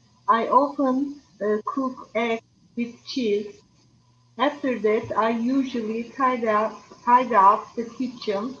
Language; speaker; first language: English; non-native, learner; Turkish